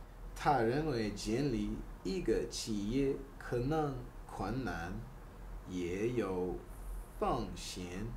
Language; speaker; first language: Chinese; non-native, learner; English